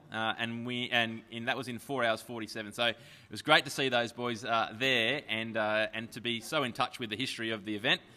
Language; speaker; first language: English; native; English